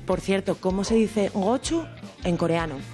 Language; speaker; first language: Spanish; native; Spanish